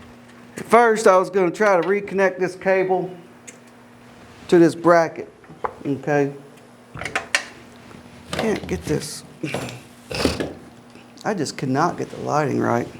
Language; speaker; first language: English; native; English